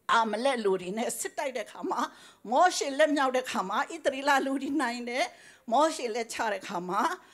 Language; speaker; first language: Burmese; non-native, local second language; Tedim Chin